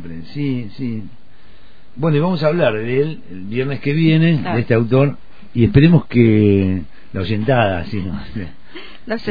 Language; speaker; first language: Spanish; native; Spanish